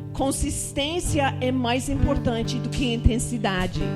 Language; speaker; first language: Portuguese; non-native, fluent; English